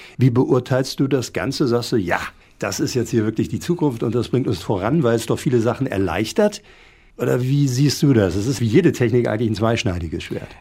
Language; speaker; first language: German; native; German